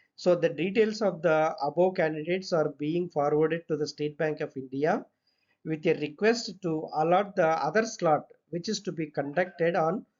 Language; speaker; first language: English; non-native, local second language; Telugu